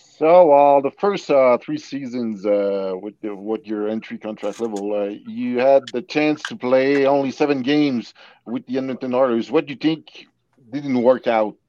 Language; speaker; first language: English; non-native, local second language; French